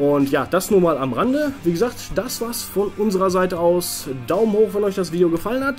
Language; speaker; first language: German; native; German